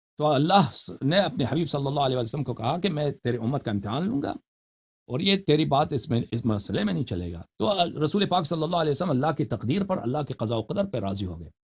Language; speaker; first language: Urdu; non-native, fluent; Persian